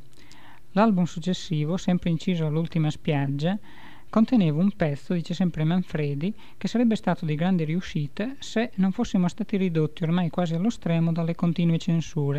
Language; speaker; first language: Italian; native; Italian